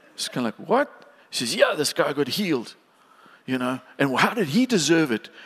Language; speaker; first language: English; native; English